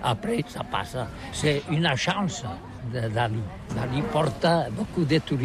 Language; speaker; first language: French; non-native, learner; Catalan